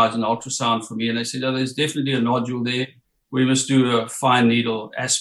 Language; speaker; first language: English; native; English